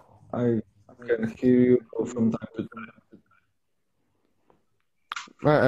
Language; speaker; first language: English; non-native, learner; Polish